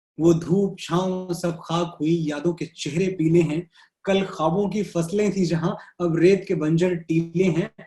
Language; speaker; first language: Hindi; native; Hindi